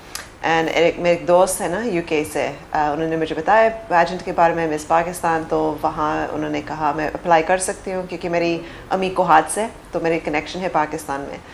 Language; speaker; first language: Hindi; early bilingual, heritage; English